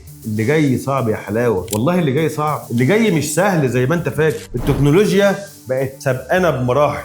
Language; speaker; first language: Arabic; native; Arabic